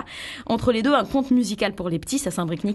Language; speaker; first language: French; native; French